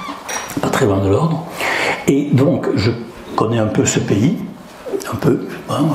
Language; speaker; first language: French; native; French